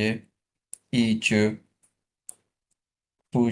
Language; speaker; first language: Chinese; non-native, learner; Urdu